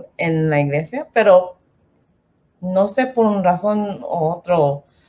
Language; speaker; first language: Spanish; non-native, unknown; English